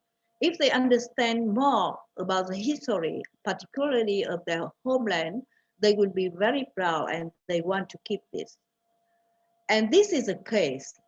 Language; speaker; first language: English; non-native, fluent; Vietnamese